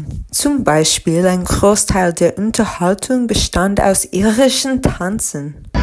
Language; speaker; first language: German; non-native, learner; English